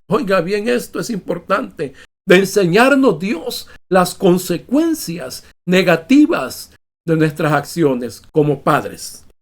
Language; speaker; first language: Spanish; native; Spanish